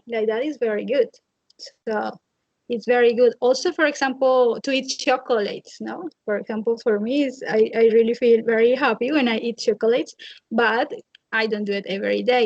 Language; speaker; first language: English; non-native, fluent; Spanish